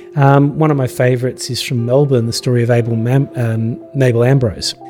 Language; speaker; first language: English; native; English